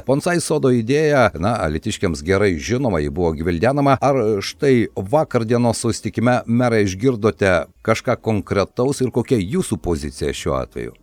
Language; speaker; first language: Lithuanian; native; Lithuanian